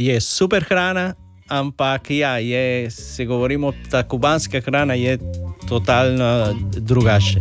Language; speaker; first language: Slovenian; non-native, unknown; Spanish